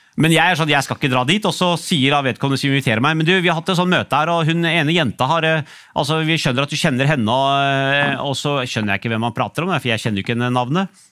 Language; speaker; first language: Norwegian; early bilingual, other home language; Urdu